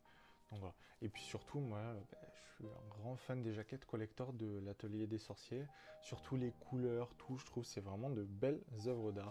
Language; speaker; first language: French; native; French